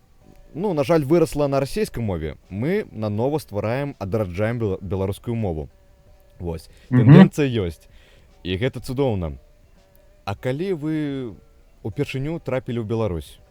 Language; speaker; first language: Belarusian; native; Belarusian